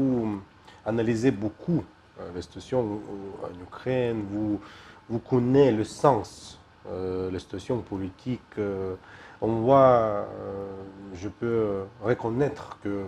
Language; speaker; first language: French; non-native, learner; Ukrainian